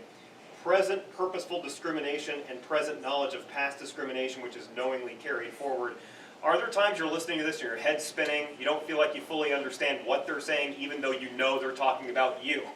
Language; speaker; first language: English; native; English